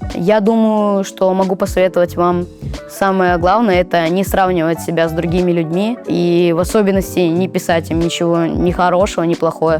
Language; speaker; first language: Russian; native; Russian